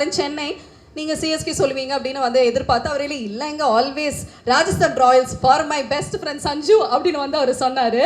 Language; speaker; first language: Tamil; native; Tamil